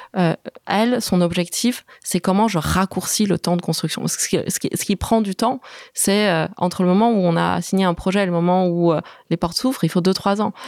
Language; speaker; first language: French; early bilingual, other home language; Chinese